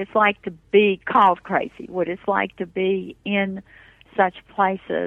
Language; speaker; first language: English; native; English